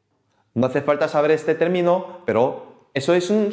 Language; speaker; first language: Spanish; non-native, fluent; Korean